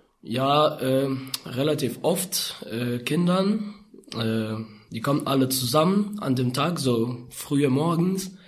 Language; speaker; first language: German; non-native, learner; Ukrainian